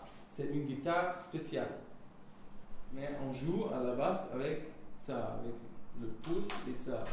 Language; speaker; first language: French; non-native, learner; German